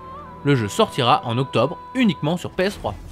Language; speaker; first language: French; native; French